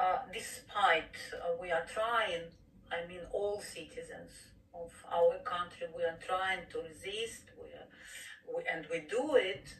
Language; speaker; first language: English; non-native, fluent; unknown